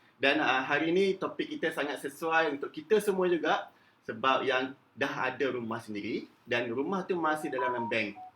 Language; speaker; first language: Malay; native; Malay